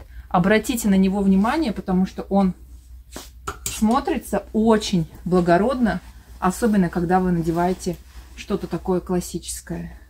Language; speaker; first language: Russian; native; Russian